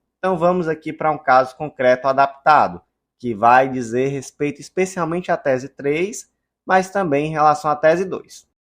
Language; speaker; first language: Portuguese; native; Portuguese